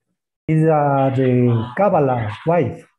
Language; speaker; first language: English; non-native, learner; Spanish